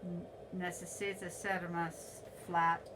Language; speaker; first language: Spanish; non-native, learner; English